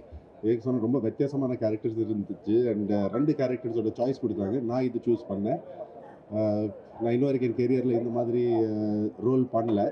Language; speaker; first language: Tamil; non-native, fluent; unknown